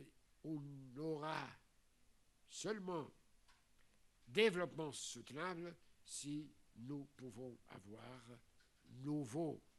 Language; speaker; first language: French; non-native, fluent; Portuguese